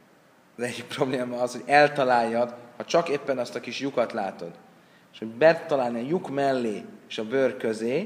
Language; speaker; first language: Hungarian; native; Hungarian